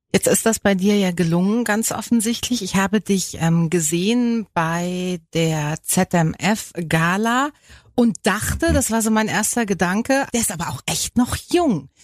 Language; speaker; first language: German; native; German